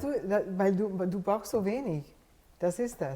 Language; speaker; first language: German; non-native, fluent; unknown